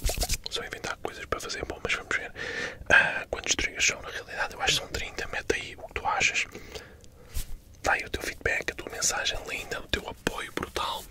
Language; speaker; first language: Portuguese; native; Portuguese